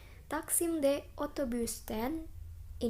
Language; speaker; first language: Turkish; non-native, fluent; Indonesian